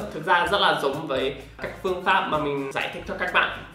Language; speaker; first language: Vietnamese; non-native, fluent; English